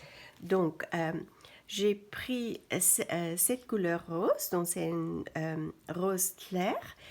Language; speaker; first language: French; non-native, fluent; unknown